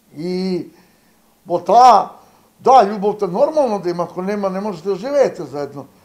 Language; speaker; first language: Macedonian; native; Macedonian